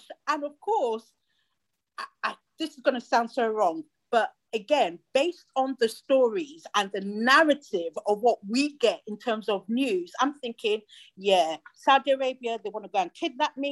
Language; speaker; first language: English; native; English